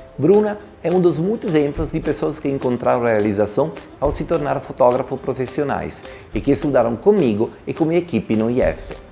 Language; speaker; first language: Portuguese; non-native, fluent; Italian